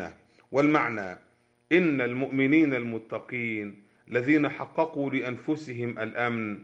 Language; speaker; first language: Arabic; native; Arabic